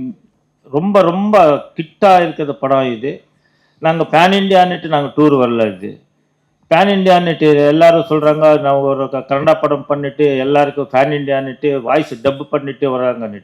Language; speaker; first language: Tamil; non-native, learner; Kannada